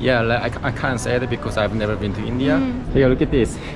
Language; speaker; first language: English; non-native, fluent; Korean